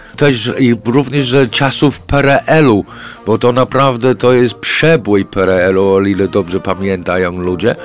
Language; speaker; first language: Polish; non-native, fluent; English